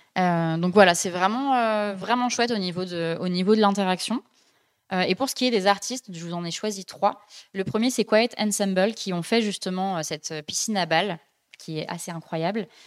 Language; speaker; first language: French; native; French